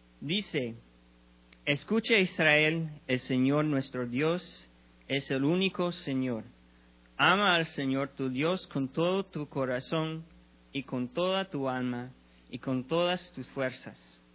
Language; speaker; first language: Spanish; non-native, learner; English